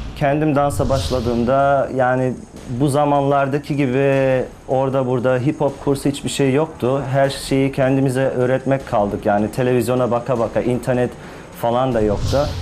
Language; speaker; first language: Turkish; early bilingual, heritage; Turkish